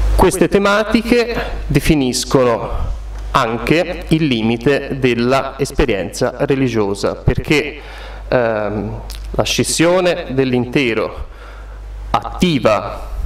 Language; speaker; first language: Italian; native; Italian